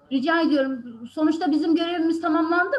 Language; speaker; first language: Turkish; native; Turkish